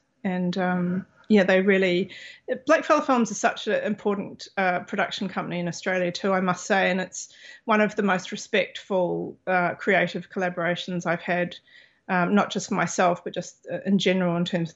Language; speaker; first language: English; native; English